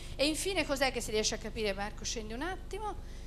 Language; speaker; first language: Italian; native; Italian